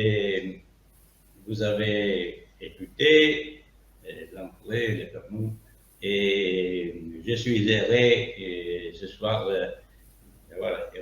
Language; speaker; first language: French; non-native, learner; Italian